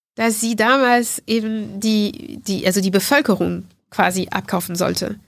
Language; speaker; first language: German; non-native, fluent; French